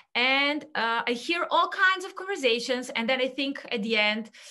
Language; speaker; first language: English; non-native, fluent; Serbian